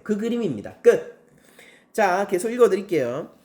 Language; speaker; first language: Korean; native; Korean